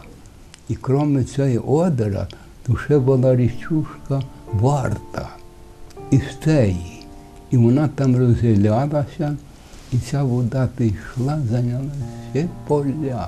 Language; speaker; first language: Ukrainian; native; Ukrainian